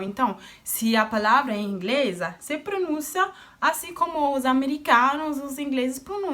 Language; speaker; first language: Portuguese; non-native, fluent; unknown